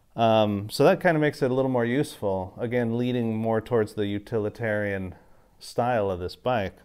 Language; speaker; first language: English; native; English